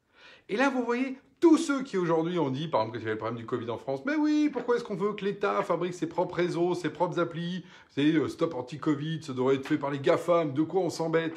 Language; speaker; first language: French; native; French